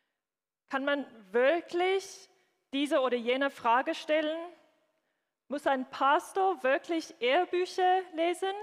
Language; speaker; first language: German; non-native, fluent; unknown